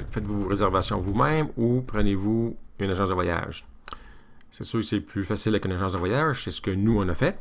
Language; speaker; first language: French; native; French